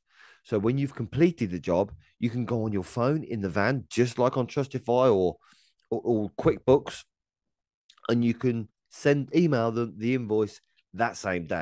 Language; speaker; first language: English; native; English